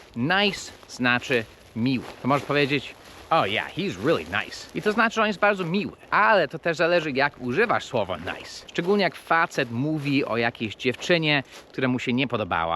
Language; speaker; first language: Polish; non-native, fluent; English